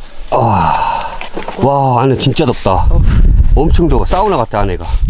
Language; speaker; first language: Korean; native; Korean